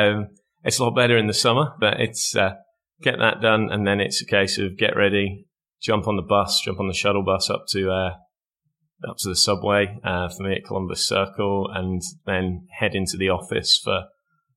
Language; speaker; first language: English; native; English